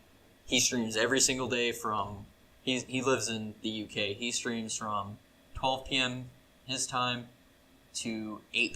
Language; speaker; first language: English; native; English